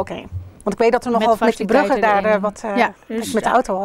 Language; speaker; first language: Dutch; native; Dutch